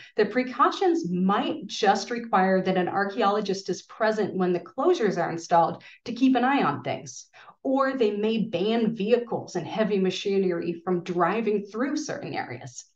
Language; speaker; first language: English; native; English